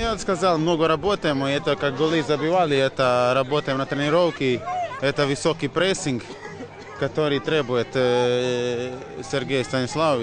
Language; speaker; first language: Russian; non-native, fluent; Croatian